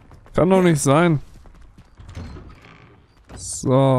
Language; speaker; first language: German; native; German